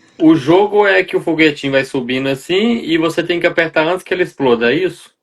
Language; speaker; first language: Portuguese; native; Portuguese